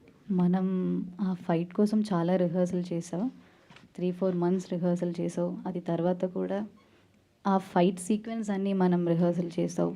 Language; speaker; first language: Telugu; non-native, local second language; Malayalam